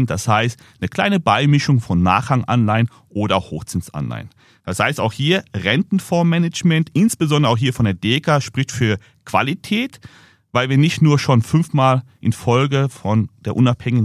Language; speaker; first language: German; native; German